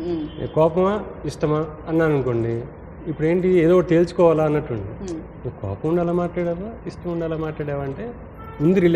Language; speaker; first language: Telugu; native; Telugu